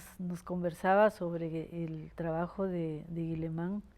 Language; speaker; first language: Spanish; native; Spanish